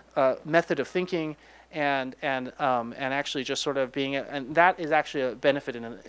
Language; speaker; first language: English; native; English